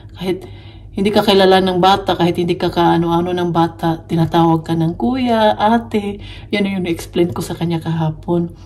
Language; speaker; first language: Filipino; non-native, local second language; Cebuano